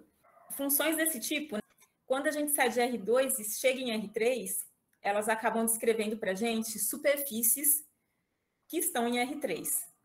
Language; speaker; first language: Portuguese; native; Portuguese